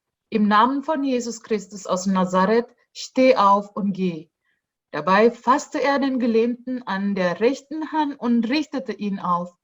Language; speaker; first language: German; non-native, fluent; Indonesian